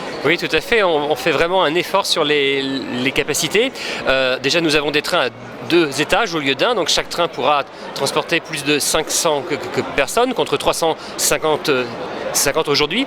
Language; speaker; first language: French; native; French